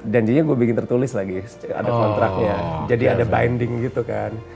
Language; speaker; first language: Indonesian; native; Indonesian